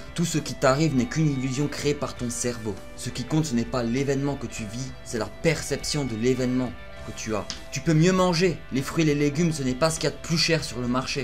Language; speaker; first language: French; native; French